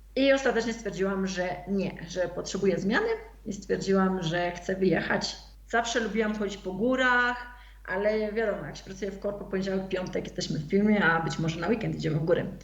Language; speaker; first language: Polish; native; Polish